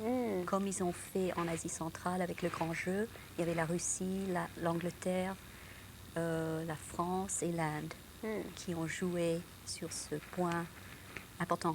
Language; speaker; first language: French; non-native, local second language; English